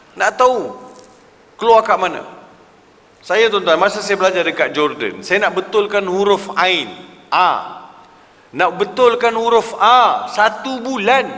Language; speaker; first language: Malay; non-native, local second language; Tamil